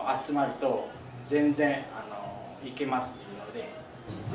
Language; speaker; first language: Japanese; non-native, fluent; Vietnamese